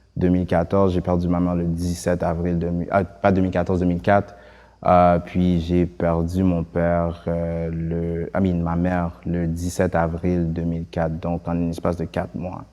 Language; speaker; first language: French; early bilingual, other home language; Haitian Creole